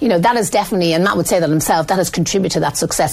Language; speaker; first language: English; native; English